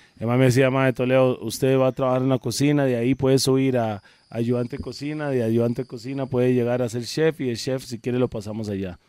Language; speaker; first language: Spanish; early bilingual, other home language; English